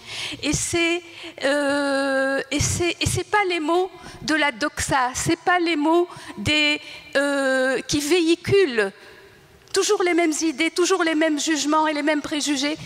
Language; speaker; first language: French; non-native, local second language; Arabic